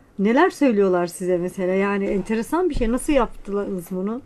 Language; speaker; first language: Turkish; native; Turkish